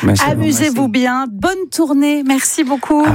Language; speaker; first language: French; native; French